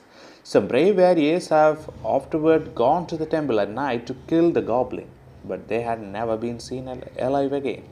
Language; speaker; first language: English; non-native, local second language; Malayalam